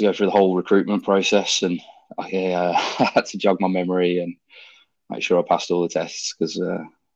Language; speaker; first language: English; native; English